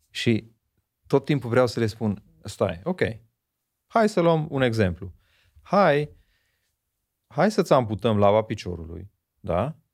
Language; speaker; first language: Romanian; non-native, local second language; Hungarian